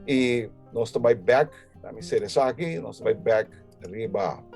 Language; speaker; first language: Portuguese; non-native, learner; Papiamento